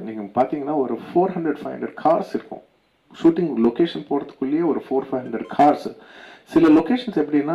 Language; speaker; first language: Tamil; non-native, local second language; Telugu